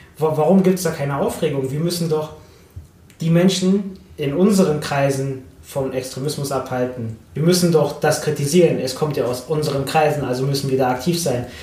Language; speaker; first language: German; early bilingual, other home language; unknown